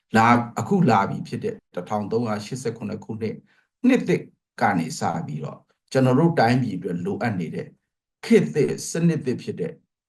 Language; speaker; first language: Burmese; non-native, local second language; Pa'o Karen